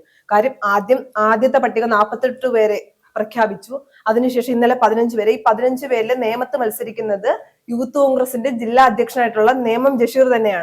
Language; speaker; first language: Malayalam; native; Malayalam